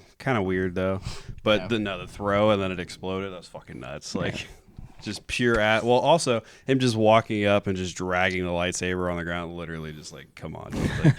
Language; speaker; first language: English; native; English